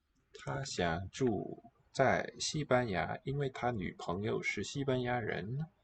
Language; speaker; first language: Chinese; non-native, learner; English